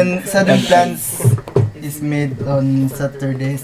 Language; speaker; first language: English; non-native, local second language; Cebuano